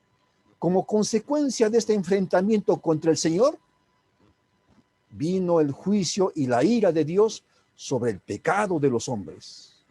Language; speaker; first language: Spanish; native; Spanish